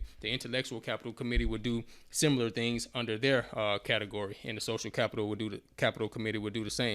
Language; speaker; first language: English; native; English